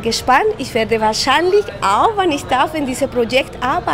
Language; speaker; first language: German; non-native, fluent; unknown